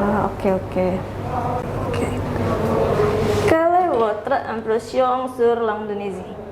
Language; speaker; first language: French; non-native, learner; Indonesian